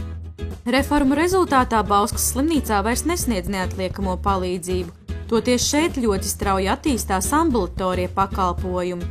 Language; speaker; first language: Latvian; native; Latvian